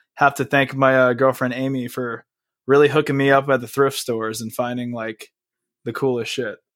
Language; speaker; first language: English; native; English